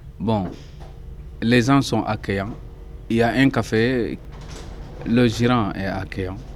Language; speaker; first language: French; non-native, local second language; Soninke